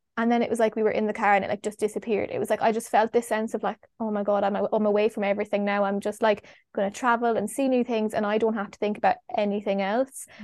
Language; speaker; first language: English; native; English